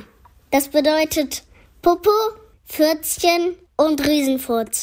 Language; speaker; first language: German; early bilingual, other home language; Greek